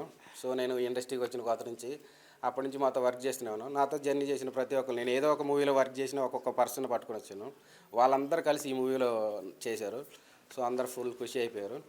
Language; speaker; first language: Telugu; native; Telugu